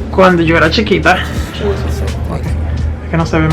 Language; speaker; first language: Spanish; early bilingual, heritage; Spanish